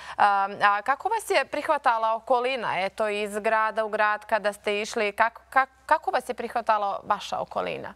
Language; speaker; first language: Croatian; native; Croatian